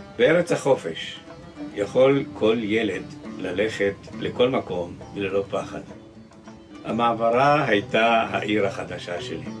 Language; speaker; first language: Hebrew; early bilingual, other home language; Arabic